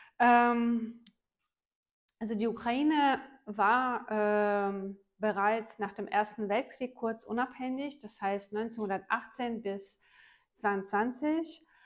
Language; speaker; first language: German; non-native, fluent; Ukrainian